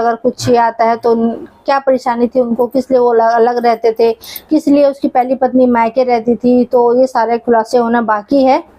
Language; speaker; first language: Hindi; native; Hindi